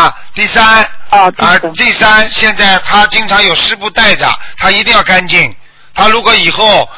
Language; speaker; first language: Chinese; native; Chinese